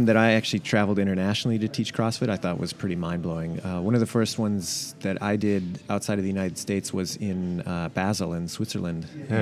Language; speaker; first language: English; native; English